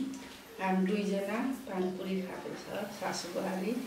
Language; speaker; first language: Nepali; non-native, learner; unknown